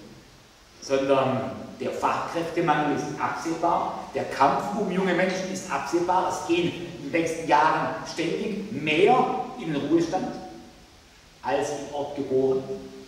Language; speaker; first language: German; native; German